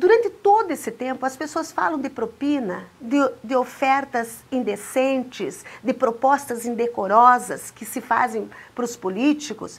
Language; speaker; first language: Portuguese; native; Portuguese